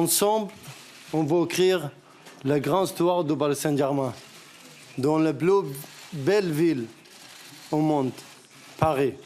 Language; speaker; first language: French; non-native, learner; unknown